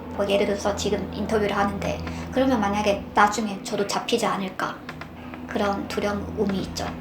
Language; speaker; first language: Korean; non-native, fluent; Chinese